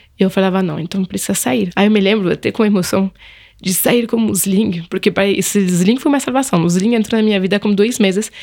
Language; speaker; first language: Portuguese; non-native, fluent; French